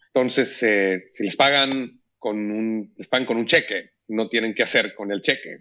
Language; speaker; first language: Spanish; native; Spanish